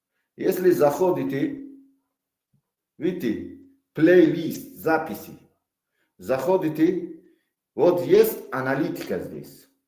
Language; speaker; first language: Russian; non-native, local second language; Tajik